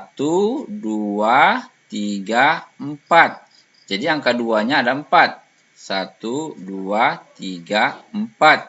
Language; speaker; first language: Indonesian; native; Indonesian